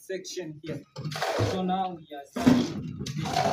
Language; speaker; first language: English; non-native, learner; Swahili